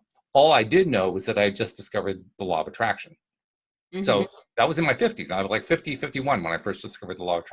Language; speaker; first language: English; native; English